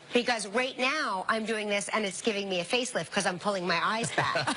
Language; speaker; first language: English; native; English